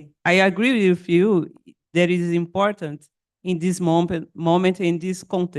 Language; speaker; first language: English; non-native, learner; Portuguese